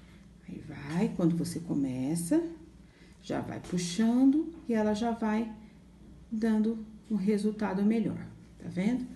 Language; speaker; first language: Portuguese; native; Portuguese